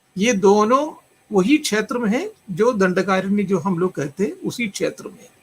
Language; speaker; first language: Hindi; non-native, local second language; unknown